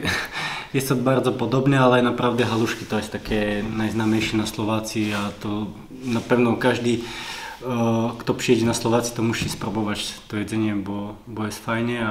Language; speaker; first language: Polish; non-native, learner; Slovak